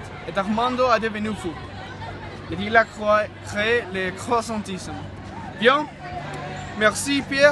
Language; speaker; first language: French; non-native, learner; Spanish